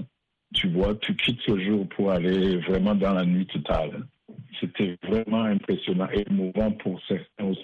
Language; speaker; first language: French; non-native, local second language; Rundi